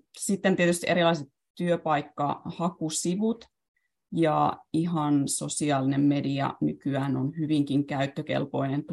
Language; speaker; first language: Finnish; native; Finnish